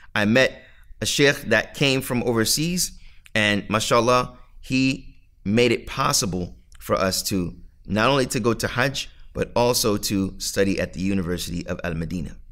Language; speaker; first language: English; native; English